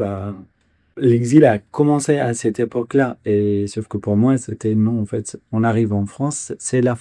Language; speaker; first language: French; non-native, fluent; Kurdish